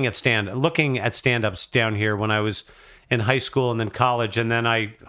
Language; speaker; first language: English; native; English